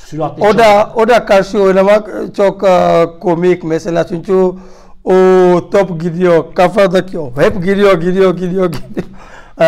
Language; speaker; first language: Turkish; non-native, learner; French